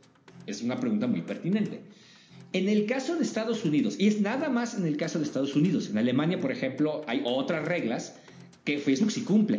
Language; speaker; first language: Spanish; native; Spanish